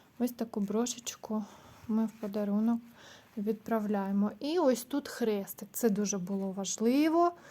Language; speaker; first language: Ukrainian; non-native, local second language; Russian